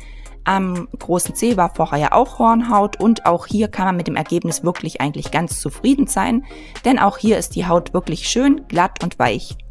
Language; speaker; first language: German; native; German